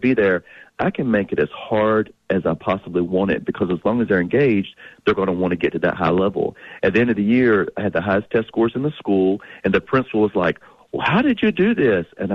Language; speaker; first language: English; native; English